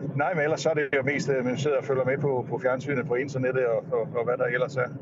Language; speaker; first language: Danish; native; Danish